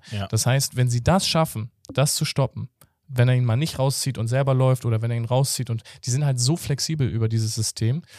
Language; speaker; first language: German; native; German